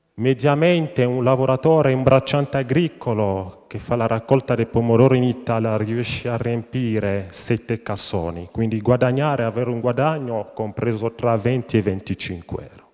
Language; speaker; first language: Italian; non-native, fluent; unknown